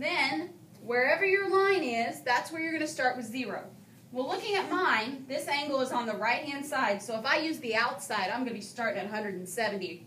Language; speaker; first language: English; native; English